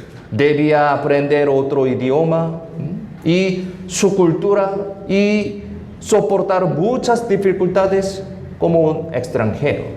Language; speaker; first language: Spanish; non-native, fluent; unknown